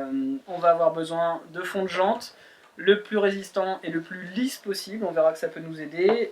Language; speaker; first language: French; native; French